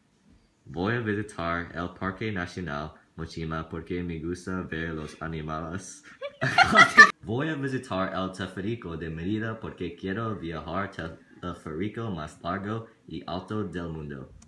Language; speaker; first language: Spanish; non-native, learner; English